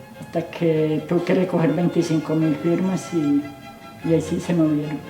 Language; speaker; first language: Spanish; native; Spanish